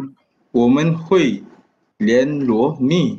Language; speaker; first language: Chinese; non-native, learner; Malay